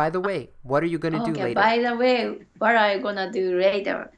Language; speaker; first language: English; non-native, learner; Japanese